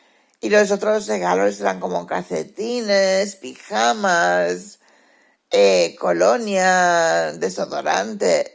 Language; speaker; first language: Spanish; early bilingual, heritage; Spanish